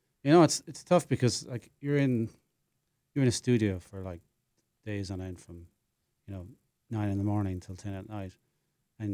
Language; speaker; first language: English; native; English